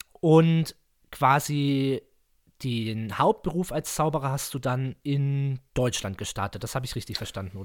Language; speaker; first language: German; native; German